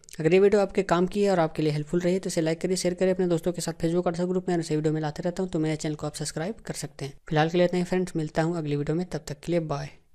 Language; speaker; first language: Hindi; native; Hindi